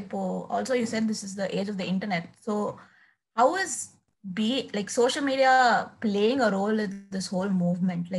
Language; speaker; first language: English; non-native, local second language; Tamil